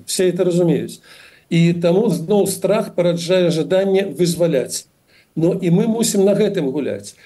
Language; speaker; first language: Belarusian; native; Belarusian